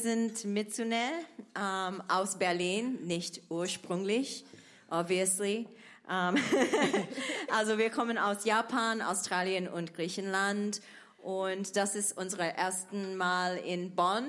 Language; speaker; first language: German; non-native, fluent; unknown